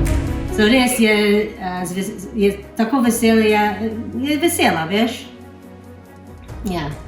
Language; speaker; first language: Slovenian; early bilingual, heritage; Slovenian